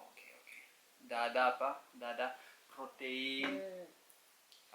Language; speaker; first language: Indonesian; non-native, learner; French